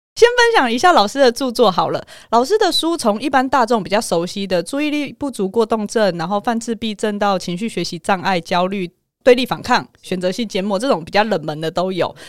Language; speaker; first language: Chinese; native; Chinese